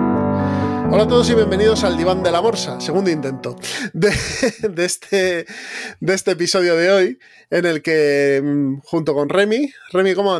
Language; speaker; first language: Spanish; native; Spanish